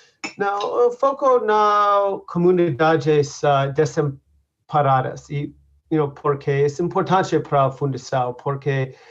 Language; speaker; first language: Portuguese; non-native, learner; English